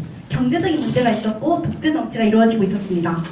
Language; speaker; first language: Korean; native; Korean